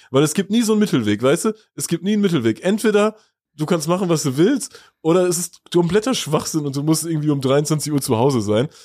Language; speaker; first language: German; native; German